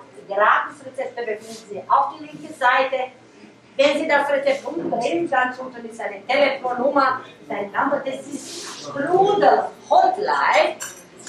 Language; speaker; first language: German; non-native, fluent; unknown